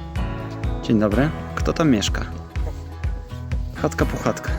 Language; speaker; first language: Polish; non-native, fluent; Ukrainian